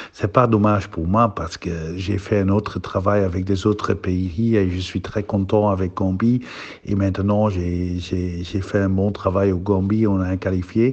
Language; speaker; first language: French; non-native, fluent; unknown